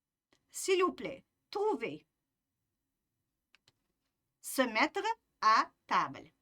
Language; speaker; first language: French; non-native, fluent; Uzbek